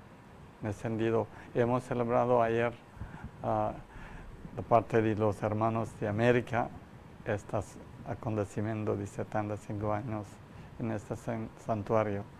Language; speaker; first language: Spanish; non-native, learner; Malayalam